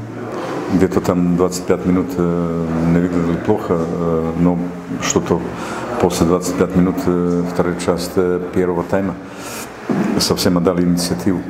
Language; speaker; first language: Russian; non-native, local second language; Uzbek